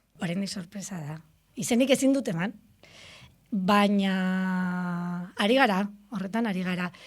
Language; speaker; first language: Basque; native; Basque